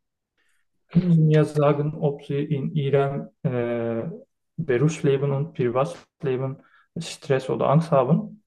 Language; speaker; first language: German; non-native, learner; Turkish